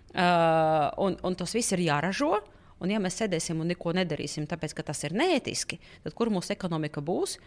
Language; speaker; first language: Latvian; non-native, local second language; Russian